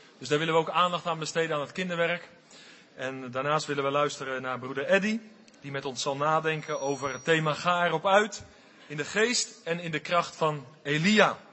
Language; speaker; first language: Dutch; native; Dutch